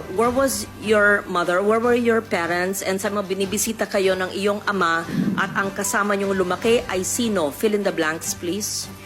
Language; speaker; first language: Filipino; native; Filipino